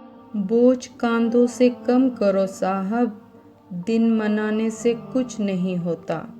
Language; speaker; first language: Urdu; native; Urdu